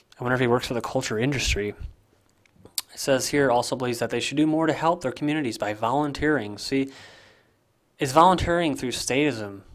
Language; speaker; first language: English; native; English